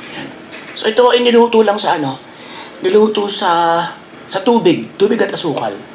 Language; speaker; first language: Filipino; native; Filipino